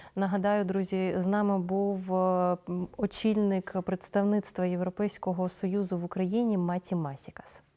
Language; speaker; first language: Ukrainian; native; Ukrainian